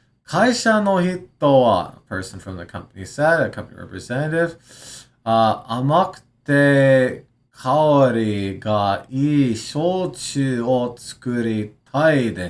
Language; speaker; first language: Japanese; non-native, learner; English